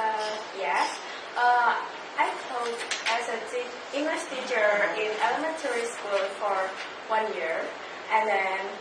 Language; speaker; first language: English; non-native, learner; Indonesian